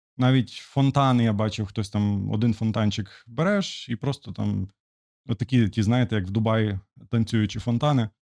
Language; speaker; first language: Ukrainian; native; Ukrainian